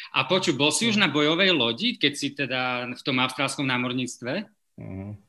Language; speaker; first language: Slovak; native; Slovak